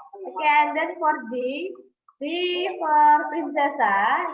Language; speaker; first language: English; non-native, fluent; Indonesian